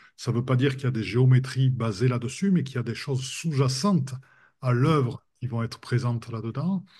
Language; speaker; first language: French; native; French